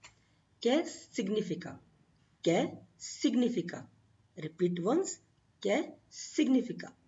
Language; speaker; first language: Spanish; non-native, learner; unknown